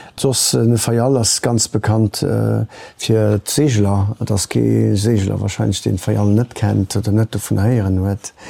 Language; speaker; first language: Luxembourgish; early bilingual, other home language; Portuguese